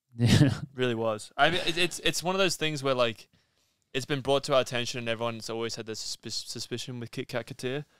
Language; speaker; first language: English; native; English